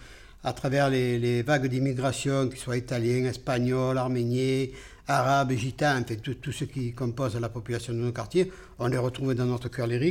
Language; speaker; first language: French; native; French